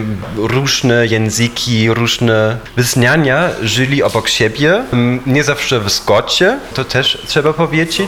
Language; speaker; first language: Polish; non-native, fluent; German